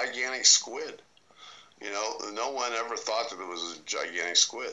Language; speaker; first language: English; native; English